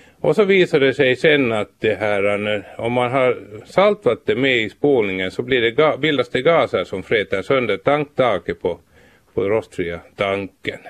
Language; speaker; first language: Swedish; native; Swedish